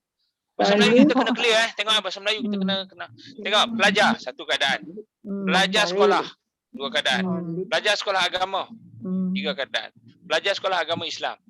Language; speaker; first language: Malay; native; Malay